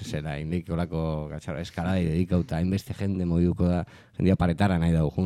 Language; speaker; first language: Basque; native; Basque